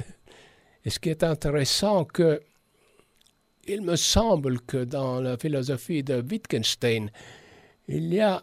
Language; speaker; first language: French; non-native, fluent; Estonian